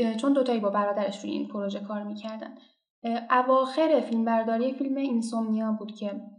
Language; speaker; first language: Persian; non-native, local second language; Azerbaijani